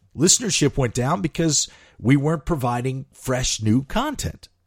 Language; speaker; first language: English; native; English